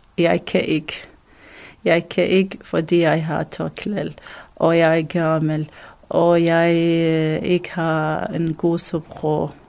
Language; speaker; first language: Danish; non-native, learner; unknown